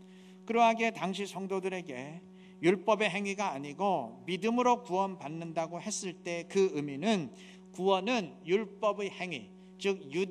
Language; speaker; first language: Korean; native; Korean